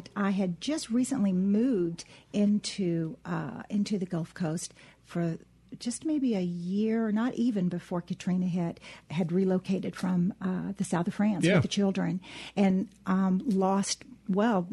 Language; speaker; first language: English; native; English